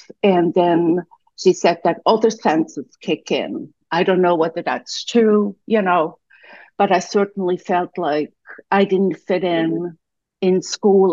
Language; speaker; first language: English; non-native, fluent; Swiss German